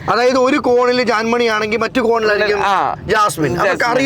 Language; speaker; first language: Malayalam; native; Malayalam